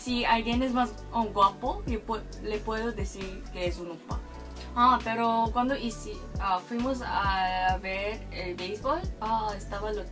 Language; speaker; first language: Spanish; non-native, fluent; Korean